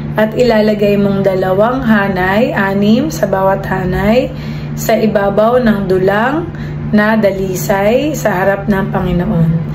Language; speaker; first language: Filipino; native; Filipino